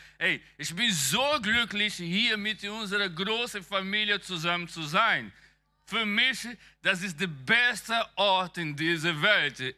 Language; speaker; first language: German; non-native, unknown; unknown